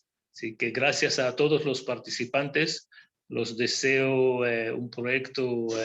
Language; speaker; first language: Spanish; non-native, fluent; Hebrew